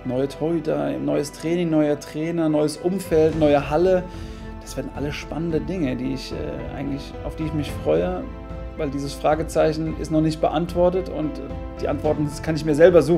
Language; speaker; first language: German; native; German